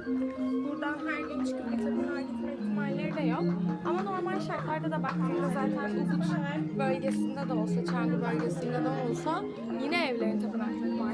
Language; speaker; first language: Turkish; native; Turkish